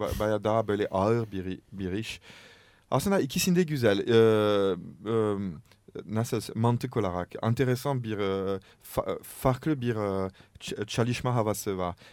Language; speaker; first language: Turkish; non-native, learner; French